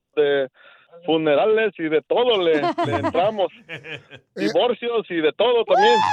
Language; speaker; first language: Spanish; native; Spanish